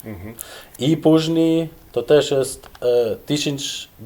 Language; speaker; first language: Polish; non-native, fluent; German